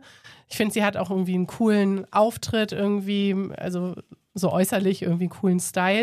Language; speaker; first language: German; native; German